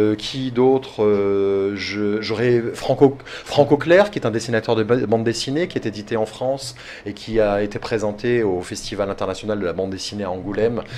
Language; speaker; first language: French; native; French